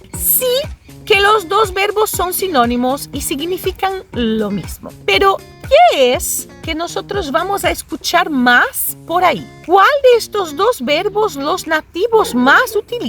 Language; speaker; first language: Spanish; non-native, fluent; Portuguese